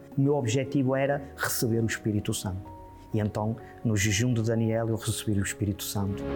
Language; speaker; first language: Portuguese; native; Portuguese